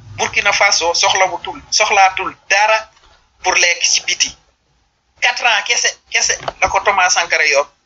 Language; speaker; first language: Wolof; non-native, local second language; Serer